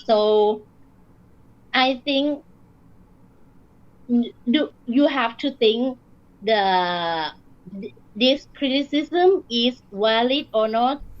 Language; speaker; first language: English; non-native, learner; Thai